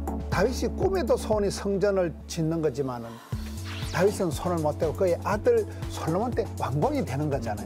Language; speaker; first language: Korean; native; Korean